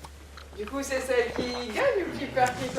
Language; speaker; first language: French; native; French